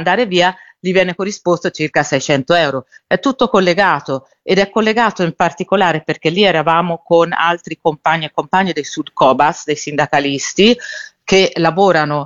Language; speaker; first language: Italian; native; Italian